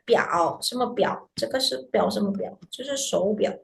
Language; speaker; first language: Chinese; non-native, fluent; Indonesian